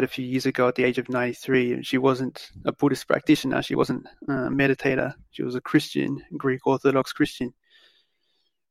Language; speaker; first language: English; native; English